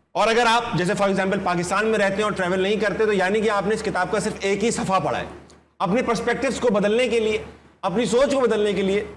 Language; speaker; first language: Urdu; native; Urdu